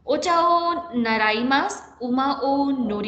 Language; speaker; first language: Japanese; non-native, fluent; Hindi